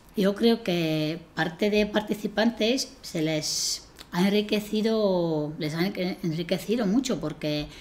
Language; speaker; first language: Spanish; non-native, fluent; Estonian